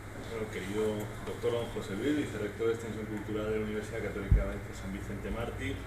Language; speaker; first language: Spanish; native; Spanish